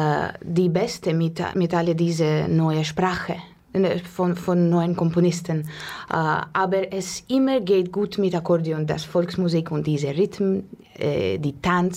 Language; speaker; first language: German; non-native, learner; Russian